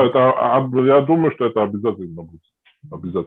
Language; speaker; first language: Russian; non-native, fluent; Georgian